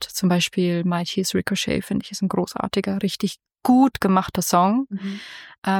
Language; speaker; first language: German; native; German